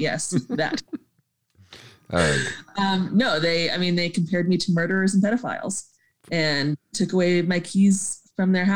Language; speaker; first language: English; native; English